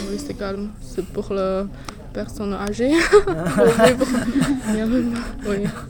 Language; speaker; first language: French; non-native, learner; Chinese